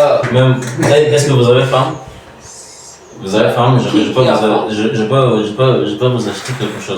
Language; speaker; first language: French; non-native, learner; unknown